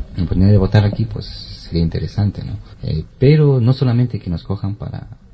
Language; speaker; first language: Spanish; native; Spanish